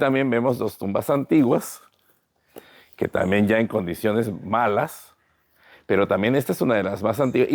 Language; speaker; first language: Spanish; native; Spanish